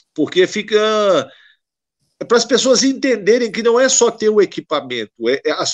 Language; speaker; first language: Portuguese; native; Portuguese